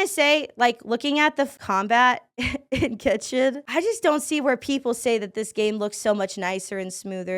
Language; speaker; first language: English; native; English